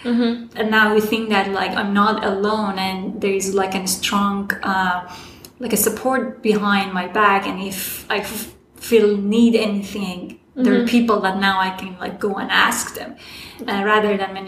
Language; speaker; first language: English; non-native, fluent; Persian